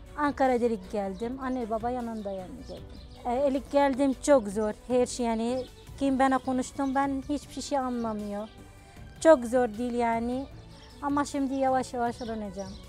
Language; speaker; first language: Turkish; non-native, learner; Arabic